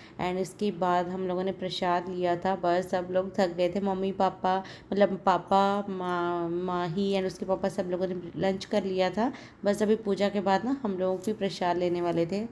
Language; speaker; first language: Hindi; non-native, local second language; Odia